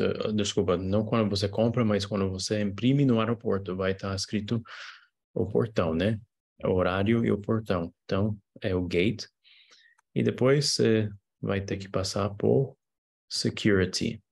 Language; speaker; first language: Portuguese; non-native, fluent; English